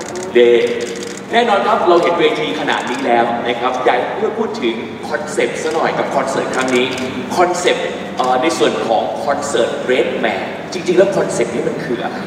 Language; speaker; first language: Thai; native; Thai